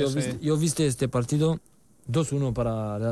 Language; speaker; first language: Spanish; non-native, learner; French